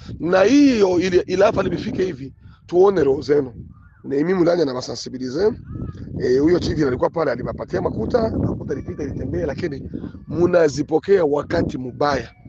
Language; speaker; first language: Swahili; native; Swahili